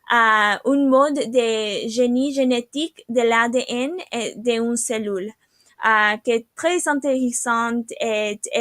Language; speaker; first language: French; non-native, learner; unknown